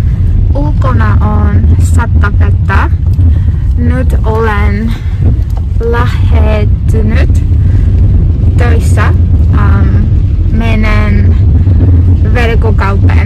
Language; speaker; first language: Finnish; non-native, learner; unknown